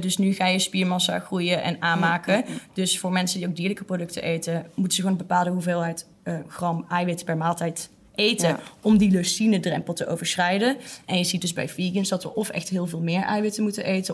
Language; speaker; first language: Dutch; native; Dutch